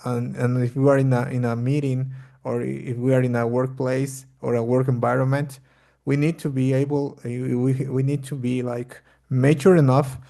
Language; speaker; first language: English; non-native, fluent; Spanish